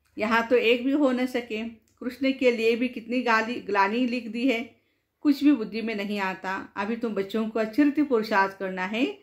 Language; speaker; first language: Hindi; non-native, local second language; Marathi